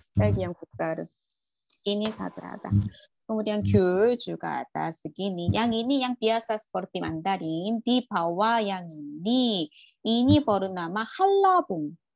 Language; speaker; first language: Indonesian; non-native, learner; Korean